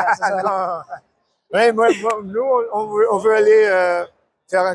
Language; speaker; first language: French; non-native, learner; English